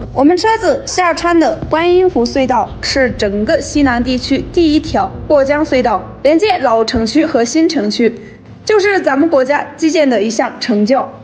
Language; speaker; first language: Chinese; non-native, local second language; Tibetan